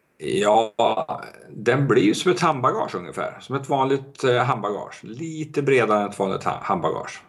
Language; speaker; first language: Swedish; native; Swedish